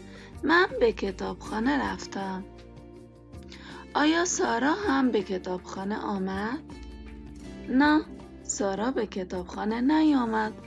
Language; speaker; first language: Persian; non-native, fluent; Arabic